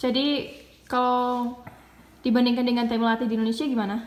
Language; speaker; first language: Indonesian; non-native, fluent; English